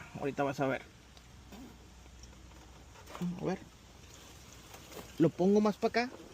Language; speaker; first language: Spanish; native; Spanish